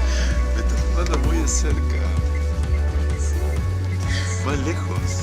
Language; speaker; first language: Spanish; native; Spanish